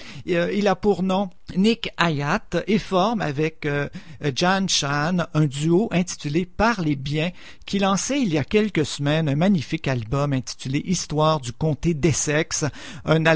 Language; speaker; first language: French; native; French